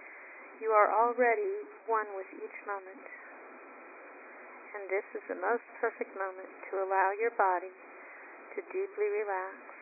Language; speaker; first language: English; native; English